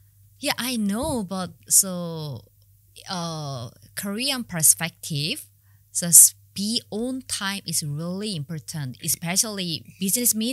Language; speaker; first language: English; non-native, learner; Korean